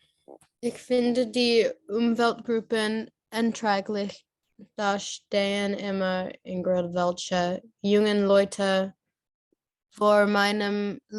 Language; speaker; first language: German; non-native, learner; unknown